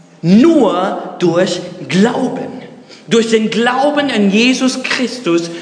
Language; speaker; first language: German; non-native, fluent; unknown